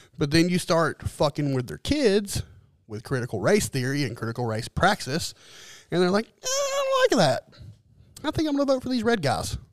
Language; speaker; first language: English; native; English